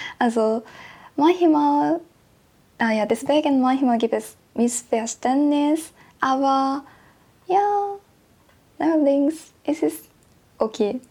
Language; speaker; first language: German; non-native, learner; Japanese